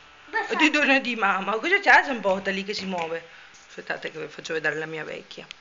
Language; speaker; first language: Italian; native; Italian